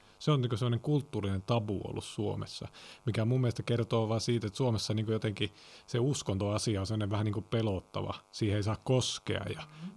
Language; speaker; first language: Finnish; native; Finnish